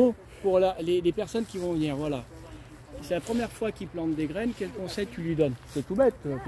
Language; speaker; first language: French; native; French